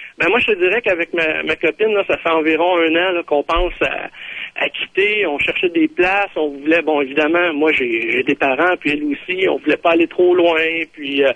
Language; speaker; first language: French; native; French